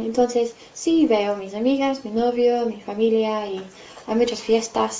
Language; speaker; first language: Spanish; non-native, learner; English